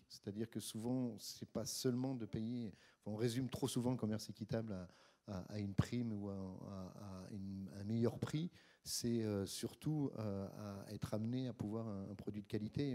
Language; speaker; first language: French; native; French